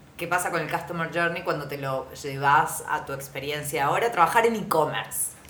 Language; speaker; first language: Spanish; native; Spanish